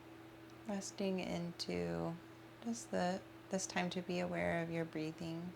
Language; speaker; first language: English; native; English